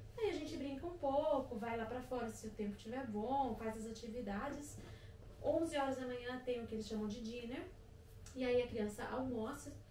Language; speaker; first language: Portuguese; native; Portuguese